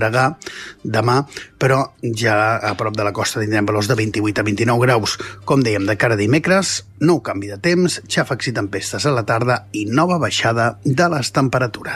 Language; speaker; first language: Catalan; native; Catalan